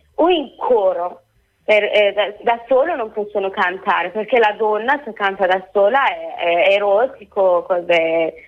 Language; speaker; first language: Italian; non-native, learner; Persian